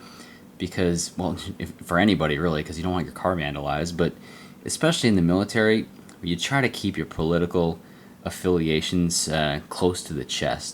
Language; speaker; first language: English; native; English